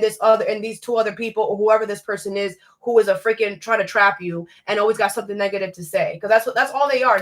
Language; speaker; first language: English; native; English